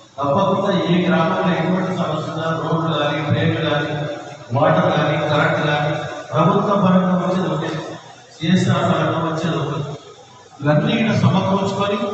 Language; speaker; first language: Telugu; native; Telugu